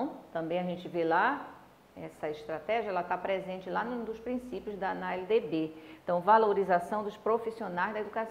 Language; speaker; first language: Portuguese; native; Portuguese